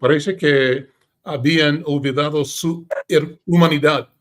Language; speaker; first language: Spanish; non-native, learner; English